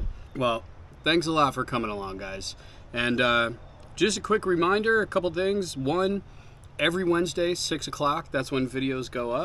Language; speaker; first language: English; native; English